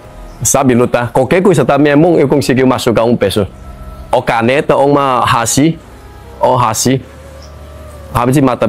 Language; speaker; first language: Portuguese; non-native, learner; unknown